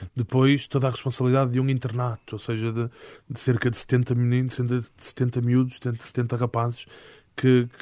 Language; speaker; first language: Portuguese; native; Portuguese